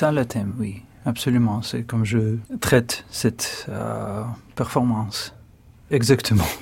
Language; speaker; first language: French; non-native, fluent; Russian